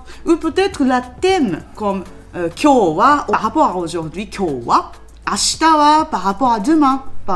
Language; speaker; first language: French; non-native, learner; Japanese